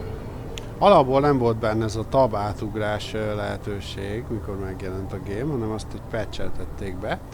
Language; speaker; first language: Hungarian; native; Hungarian